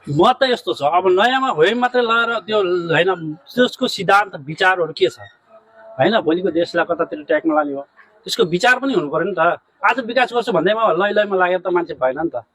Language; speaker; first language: Nepali; native; Nepali